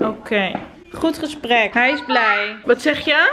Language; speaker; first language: Dutch; native; Dutch